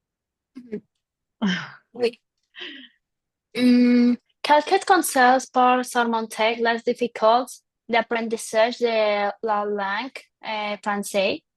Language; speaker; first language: French; non-native, learner; Spanish